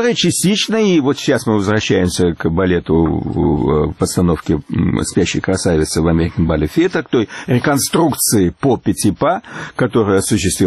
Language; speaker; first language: Russian; native; Russian